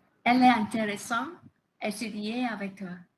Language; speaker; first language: French; non-native, learner; Vietnamese